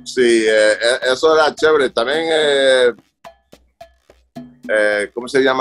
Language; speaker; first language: Spanish; early bilingual, other home language; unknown